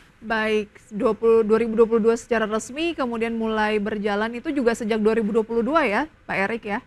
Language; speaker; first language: Indonesian; native; Indonesian